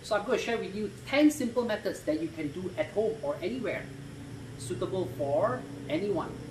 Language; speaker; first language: English; non-native, local second language; Malay